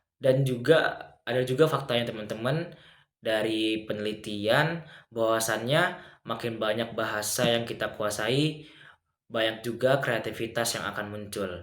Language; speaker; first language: Indonesian; native; Indonesian